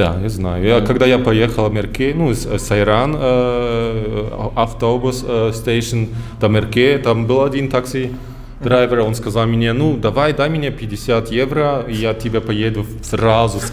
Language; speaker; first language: Russian; early bilingual, heritage; German